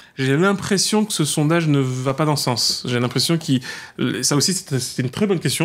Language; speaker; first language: French; native; French